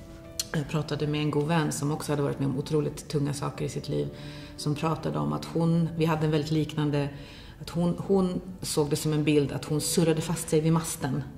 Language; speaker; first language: Swedish; native; Swedish